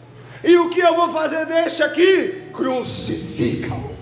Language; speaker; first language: Portuguese; native; Portuguese